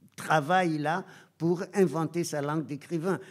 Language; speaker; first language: French; non-native, local second language; Ewe